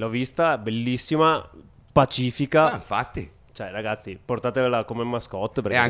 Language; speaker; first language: Italian; native; Italian